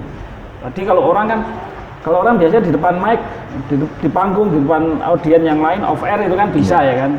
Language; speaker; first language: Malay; non-native, local second language; Javanese